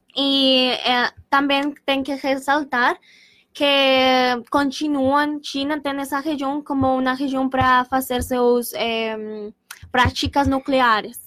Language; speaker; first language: Portuguese; non-native, learner; Spanish